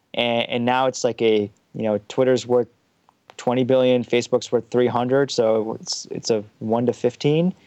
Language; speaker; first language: English; early bilingual, heritage; German